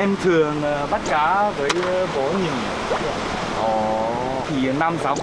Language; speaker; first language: Vietnamese; non-native, fluent; Korean